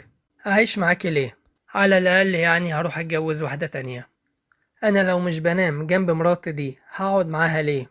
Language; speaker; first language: Arabic; native; Arabic